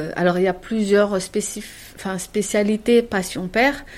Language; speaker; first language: French; native; French